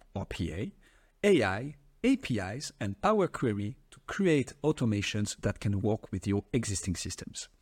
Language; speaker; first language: English; non-native, fluent; French